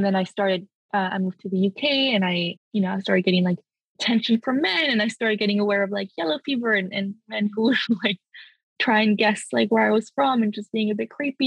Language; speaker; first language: English; early bilingual, other home language; French